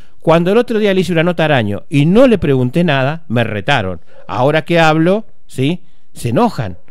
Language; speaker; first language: Spanish; native; Spanish